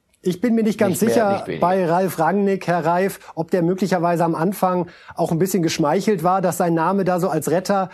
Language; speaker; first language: German; native; German